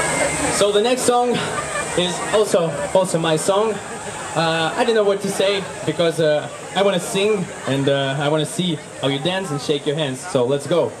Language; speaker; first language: English; non-native, learner; Ukrainian